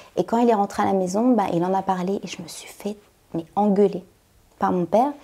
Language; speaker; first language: French; native; French